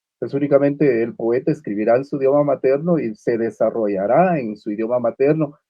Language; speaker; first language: Spanish; non-native, local second language; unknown